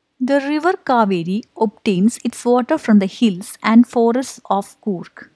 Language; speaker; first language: English; non-native, local second language; Malayalam